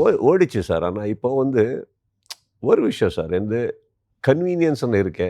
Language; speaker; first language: Tamil; non-native, learner; Kannada